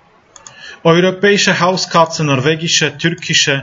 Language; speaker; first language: German; non-native, fluent; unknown